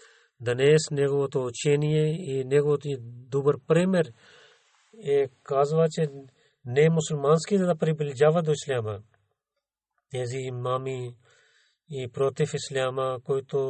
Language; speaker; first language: Bulgarian; non-native, learner; Urdu